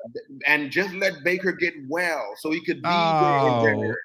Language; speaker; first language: English; native; English